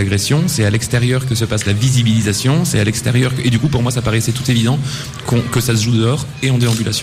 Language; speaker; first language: French; native; French